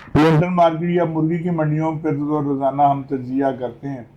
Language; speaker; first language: Urdu; non-native, local second language; Punjabi